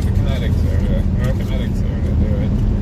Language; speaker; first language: English; native; English